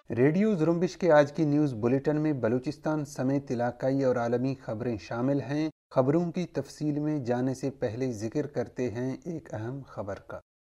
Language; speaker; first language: Urdu; non-native, local second language; Baluchi